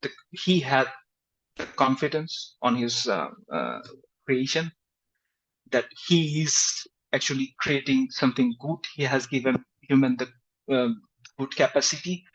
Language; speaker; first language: English; non-native, fluent; Bangla